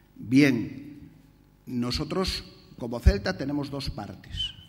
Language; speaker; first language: Spanish; native; Spanish